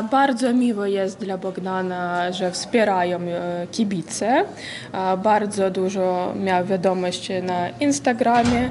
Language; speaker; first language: Polish; non-native, fluent; Ukrainian